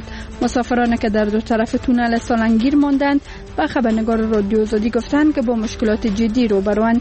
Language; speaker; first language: Persian; native; Persian